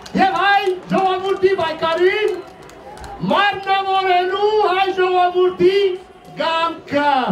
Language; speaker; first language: Armenian; early bilingual, heritage; Armenian